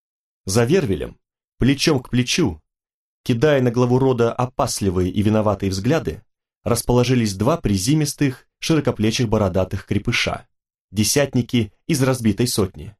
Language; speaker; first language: Russian; native; Russian